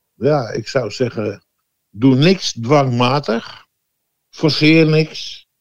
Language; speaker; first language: Dutch; native; Dutch